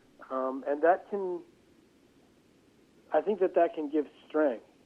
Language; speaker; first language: English; native; English